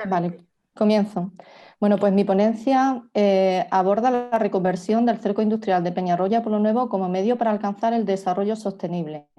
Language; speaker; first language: Spanish; native; Spanish